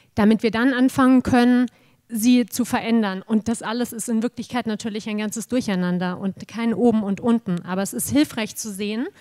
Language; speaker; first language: German; native; German